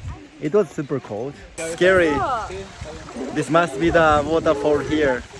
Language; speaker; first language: English; non-native, learner; Japanese